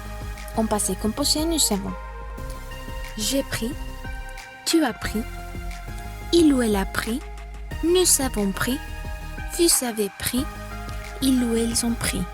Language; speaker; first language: French; non-native, fluent; Spanish